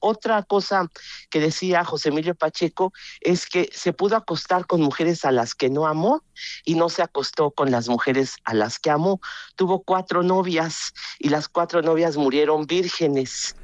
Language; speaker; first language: Spanish; native; Spanish